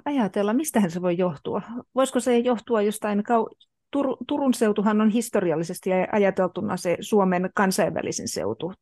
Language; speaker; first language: Finnish; native; Finnish